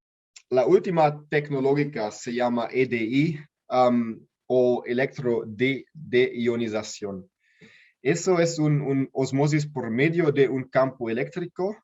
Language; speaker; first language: Spanish; non-native, learner; German